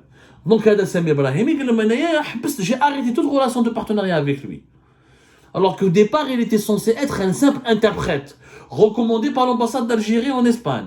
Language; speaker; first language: French; non-native, local second language; Arabic